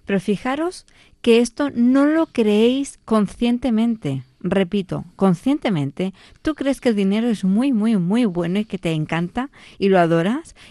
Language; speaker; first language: Spanish; non-native, local second language; Catalan